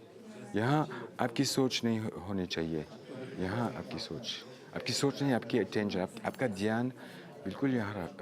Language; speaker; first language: Hindi; non-native, learner; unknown